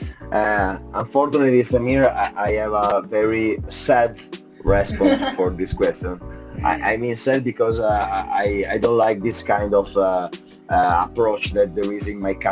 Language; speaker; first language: English; non-native, fluent; Italian